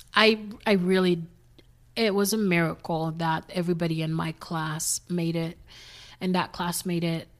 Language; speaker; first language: English; non-native, fluent; Haitian Creole